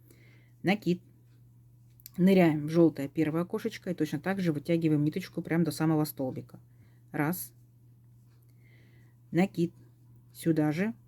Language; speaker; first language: Russian; native; Russian